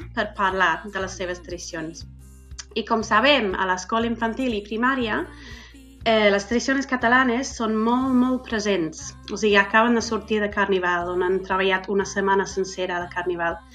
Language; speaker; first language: Catalan; non-native, fluent; English